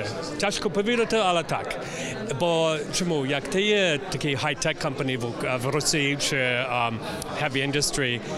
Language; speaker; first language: Ukrainian; early bilingual, heritage; English